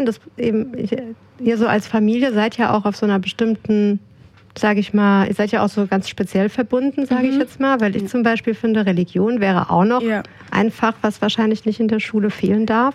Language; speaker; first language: German; native; German